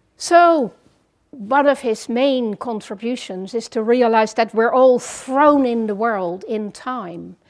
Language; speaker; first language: English; non-native, fluent; Dutch